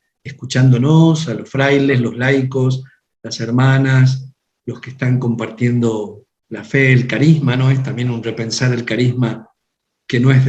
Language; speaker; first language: Spanish; native; Spanish